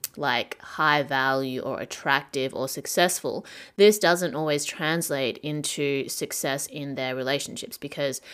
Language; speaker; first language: English; native; English